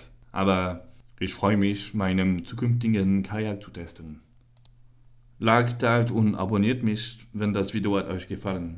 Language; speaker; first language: German; non-native, learner; French